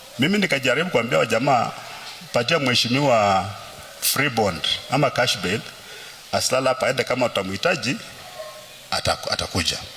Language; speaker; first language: Swahili; non-native, local second language; Luyia